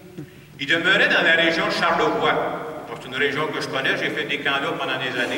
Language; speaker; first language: French; native; French